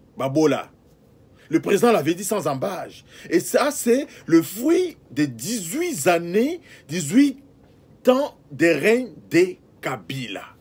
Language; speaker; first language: French; non-native, local second language; Lingala